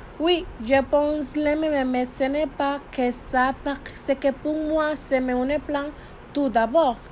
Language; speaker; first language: French; non-native, learner; Spanish